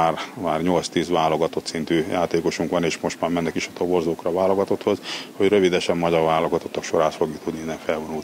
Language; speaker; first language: Hungarian; native; Hungarian